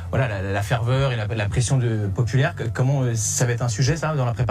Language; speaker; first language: French; native; French